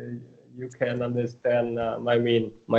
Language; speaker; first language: English; non-native, learner; Vietnamese